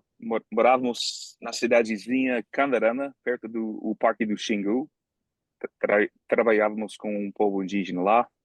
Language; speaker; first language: Portuguese; non-native, fluent; English